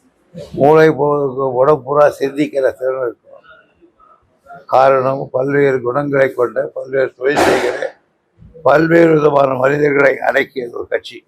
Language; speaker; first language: Tamil; native; Tamil